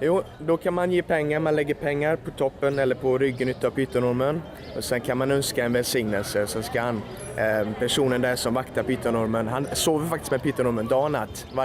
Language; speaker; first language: Swedish; native; Swedish